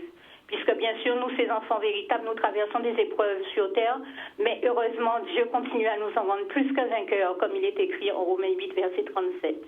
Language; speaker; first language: French; native; French